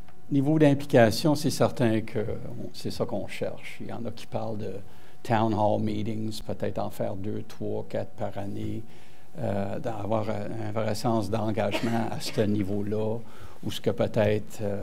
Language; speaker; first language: French; native; French